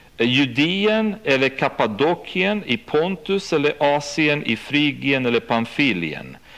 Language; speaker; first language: Swedish; native; Swedish